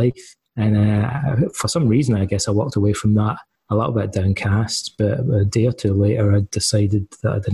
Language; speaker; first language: English; native; English